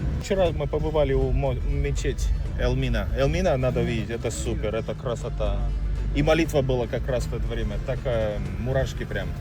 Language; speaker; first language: Russian; non-native, fluent; Latvian